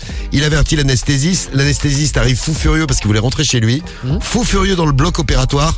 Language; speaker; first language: French; native; French